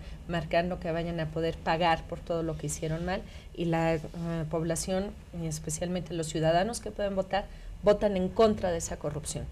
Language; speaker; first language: Spanish; native; Spanish